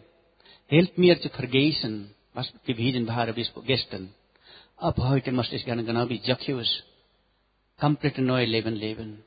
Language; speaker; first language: German; non-native, learner; Nepali